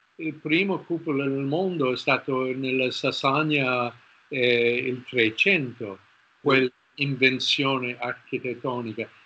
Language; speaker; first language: Italian; non-native, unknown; English